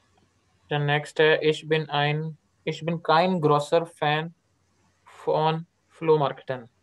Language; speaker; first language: German; non-native, learner; Urdu